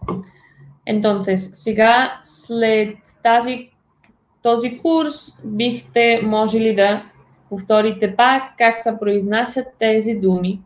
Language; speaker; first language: Bulgarian; non-native, fluent; Spanish